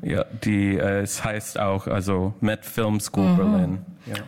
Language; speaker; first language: German; non-native, learner; English